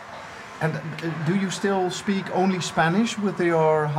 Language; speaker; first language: English; non-native, fluent; Dutch